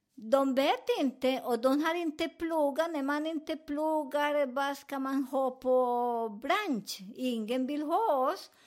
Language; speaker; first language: Swedish; non-native, fluent; Spanish